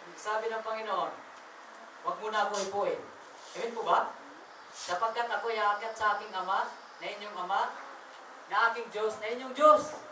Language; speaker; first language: Filipino; non-native, local second language; Waray